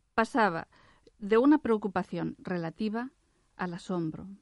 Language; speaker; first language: Spanish; non-native, local second language; Catalan